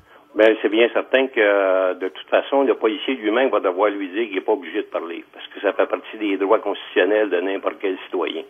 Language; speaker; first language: French; native; French